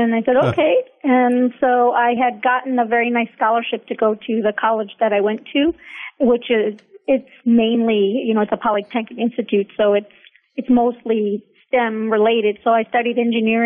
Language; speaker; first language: English; native; English